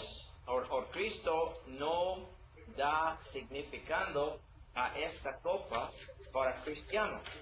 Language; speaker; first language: Spanish; non-native, learner; English